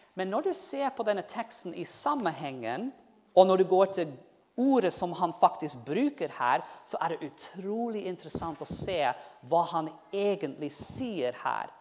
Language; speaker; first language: Norwegian; non-native, fluent; English